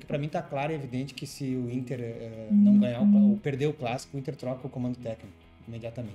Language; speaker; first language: Portuguese; native; Portuguese